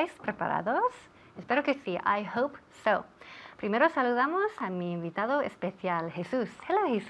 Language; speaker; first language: Spanish; non-native, fluent; English